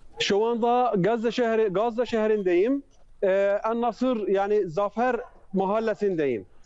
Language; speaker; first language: Turkish; non-native, fluent; Arabic